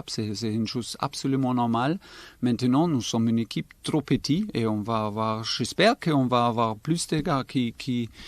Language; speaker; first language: French; non-native, fluent; German